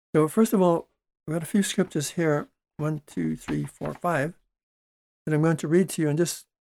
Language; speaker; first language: English; early bilingual, other home language; Dutch